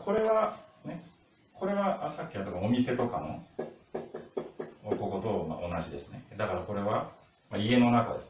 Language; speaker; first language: Japanese; non-native, fluent; Russian